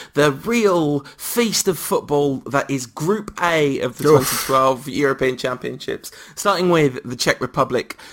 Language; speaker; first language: English; early bilingual, other home language; French